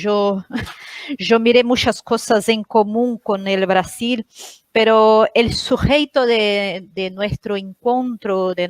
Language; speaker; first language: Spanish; non-native, learner; Portuguese